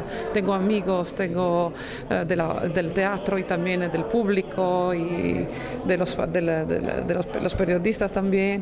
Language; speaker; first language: Spanish; non-native, fluent; Italian